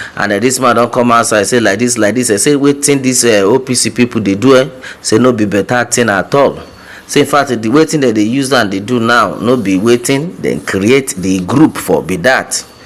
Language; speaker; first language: Nigerian Pidgin; non-native, local second language; Yoruba